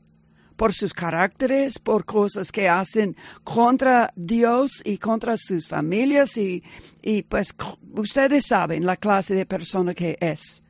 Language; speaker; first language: Spanish; early bilingual, heritage; Spanish